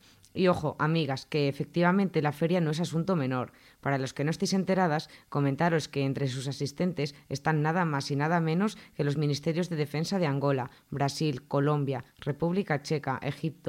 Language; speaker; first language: Spanish; native; Spanish